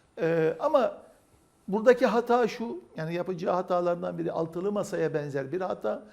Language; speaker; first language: Turkish; native; Turkish